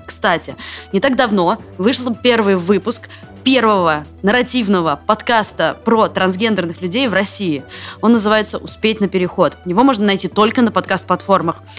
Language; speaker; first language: Russian; native; Russian